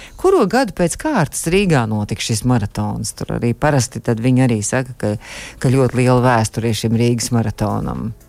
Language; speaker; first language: Latvian; native; Latvian